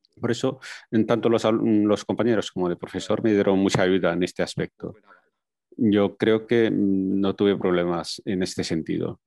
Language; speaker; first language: Spanish; non-native, fluent; Chinese